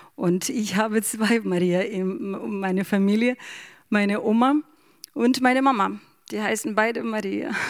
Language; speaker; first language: German; non-native, fluent; Ukrainian